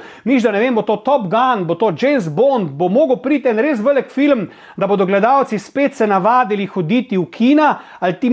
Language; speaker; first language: Slovenian; native; Slovenian